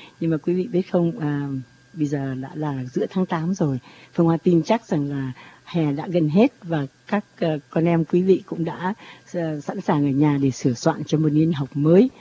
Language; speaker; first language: Vietnamese; native; Vietnamese